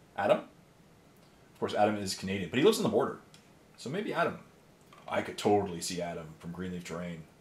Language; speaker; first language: English; native; English